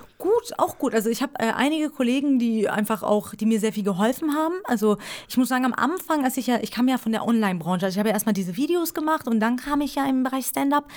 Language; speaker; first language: German; early bilingual, other home language; Persian